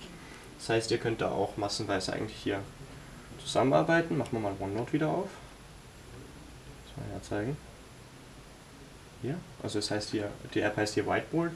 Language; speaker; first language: German; native; German